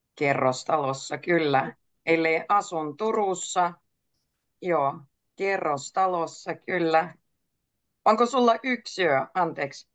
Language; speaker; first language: Finnish; native; Finnish